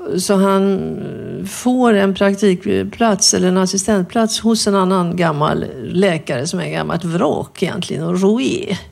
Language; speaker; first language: Swedish; native; Swedish